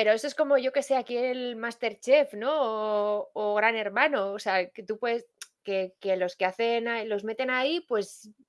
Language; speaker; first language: Spanish; native; Spanish